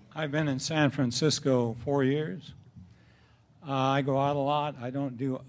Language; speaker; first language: English; native; English